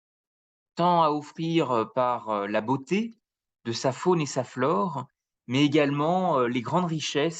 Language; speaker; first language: French; native; French